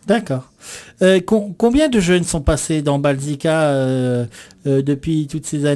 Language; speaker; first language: French; native; French